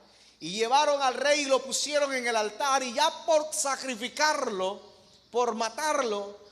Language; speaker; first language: Spanish; native; Spanish